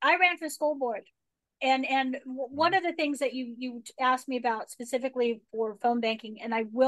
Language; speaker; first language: English; native; English